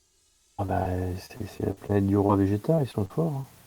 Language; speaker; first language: French; native; French